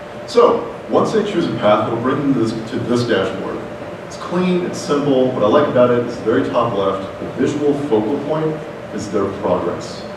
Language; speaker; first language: English; native; English